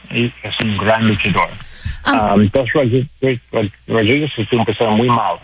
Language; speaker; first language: Spanish; non-native, learner; English